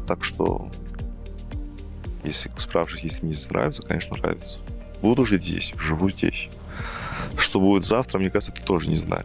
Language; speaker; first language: Russian; non-native, fluent; Greek